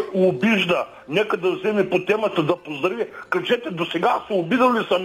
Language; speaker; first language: Bulgarian; native; Bulgarian